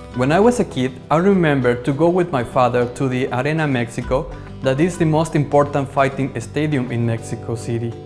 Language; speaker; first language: English; non-native, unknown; Spanish